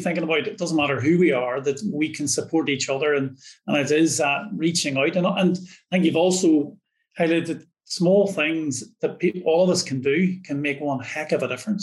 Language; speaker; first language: English; native; English